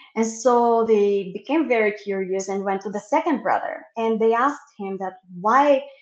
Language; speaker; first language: English; non-native, local second language; Filipino